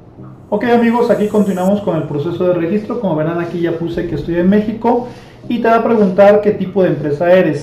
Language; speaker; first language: Spanish; native; Spanish